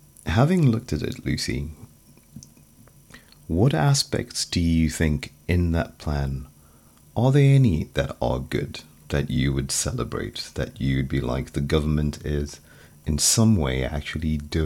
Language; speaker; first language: English; non-native, local second language; Shona